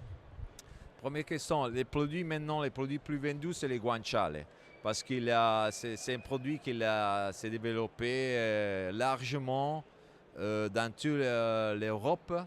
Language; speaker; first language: French; non-native, fluent; Italian